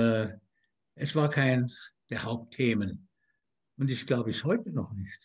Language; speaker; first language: German; native; German